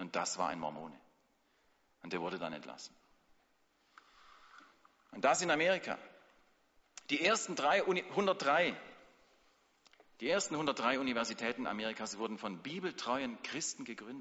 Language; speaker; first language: German; native; German